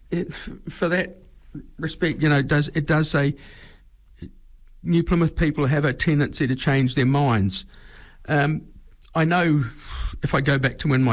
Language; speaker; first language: English; native; English